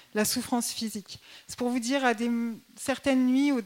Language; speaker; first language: French; native; French